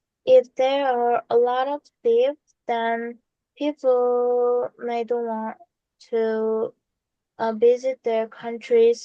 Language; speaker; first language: English; non-native, learner; Korean